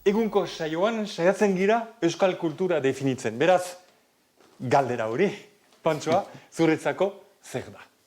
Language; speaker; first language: Basque; native; Basque